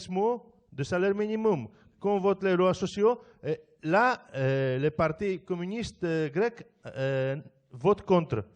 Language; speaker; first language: French; non-native, fluent; Greek